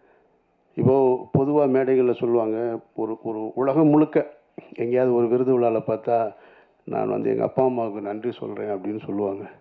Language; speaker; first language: Tamil; native; Tamil